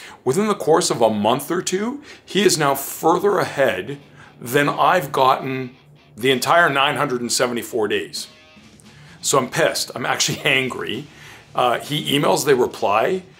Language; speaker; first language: English; early bilingual, other home language; Greek